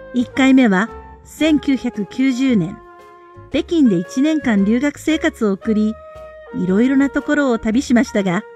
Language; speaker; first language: Japanese; native; Japanese